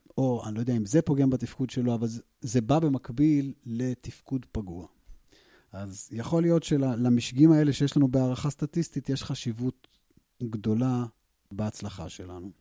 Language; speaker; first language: Hebrew; native; Hebrew